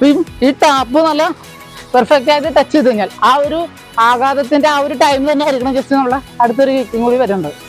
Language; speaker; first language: Malayalam; native; Malayalam